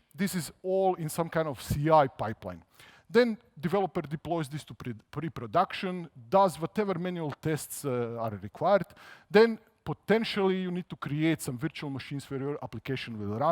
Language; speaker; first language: English; non-native, fluent; Croatian